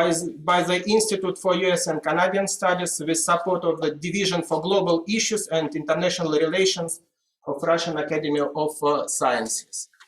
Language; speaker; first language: English; non-native, fluent; Russian